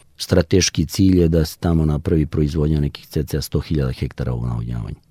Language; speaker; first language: Serbian; native; Serbian